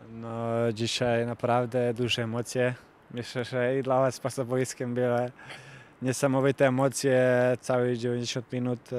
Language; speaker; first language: Polish; non-native, fluent; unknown